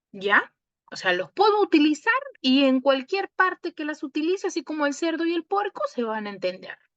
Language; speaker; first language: Spanish; native; Spanish